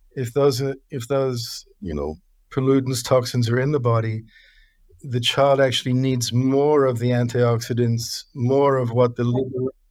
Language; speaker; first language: English; native; English